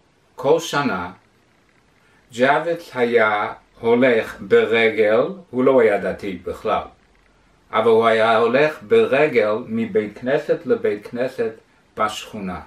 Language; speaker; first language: Hebrew; non-native, fluent; English